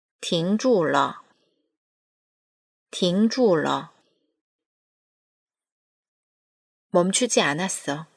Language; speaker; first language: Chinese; non-native, fluent; Korean